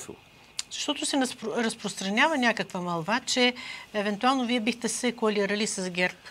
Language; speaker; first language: Bulgarian; native; Bulgarian